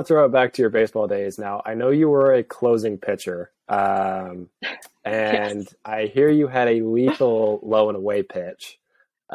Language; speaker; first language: English; native; English